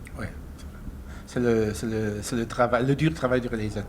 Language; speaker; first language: French; non-native, fluent; Italian